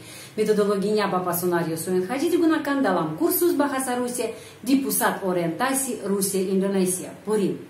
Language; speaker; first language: Indonesian; non-native, fluent; Russian